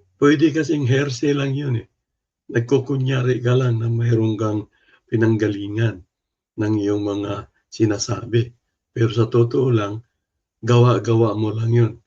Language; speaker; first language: Filipino; non-native, local second language; Cebuano